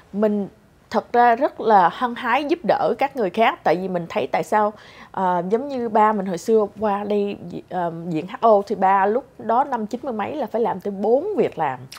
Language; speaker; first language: Vietnamese; early bilingual, heritage; Vietnamese